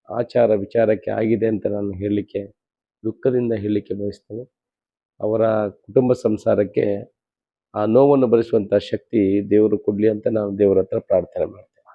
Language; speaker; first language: Kannada; non-native, local second language; Tulu